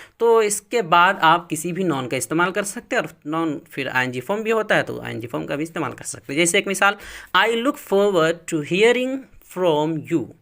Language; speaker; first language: Urdu; native; Urdu